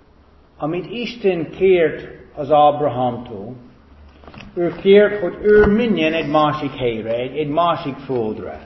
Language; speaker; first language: Hungarian; non-native, fluent; English